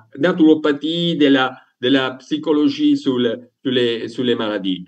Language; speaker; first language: French; non-native, learner; Italian